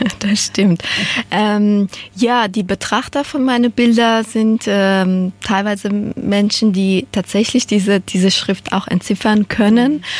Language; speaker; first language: German; non-native, fluent; Persian